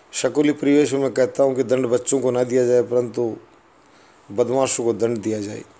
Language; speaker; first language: Hindi; native; Hindi